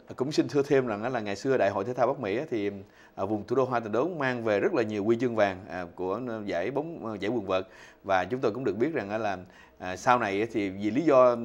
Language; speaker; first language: Vietnamese; native; Vietnamese